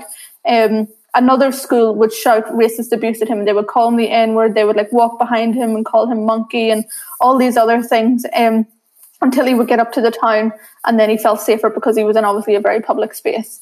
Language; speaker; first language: English; native; English